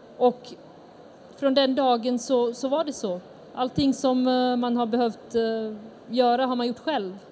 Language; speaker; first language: Swedish; early bilingual, other home language; Bosnian